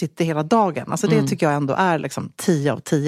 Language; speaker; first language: Swedish; native; Swedish